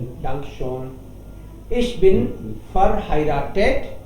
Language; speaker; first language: German; non-native, fluent; Hindi